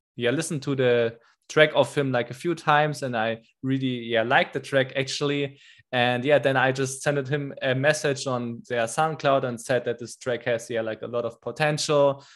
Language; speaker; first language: English; non-native, fluent; German